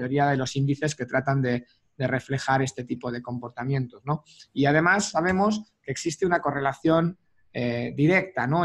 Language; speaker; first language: Spanish; native; Spanish